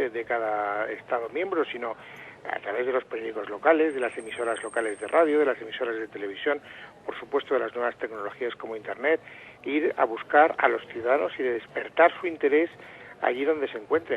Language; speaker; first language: Spanish; native; Spanish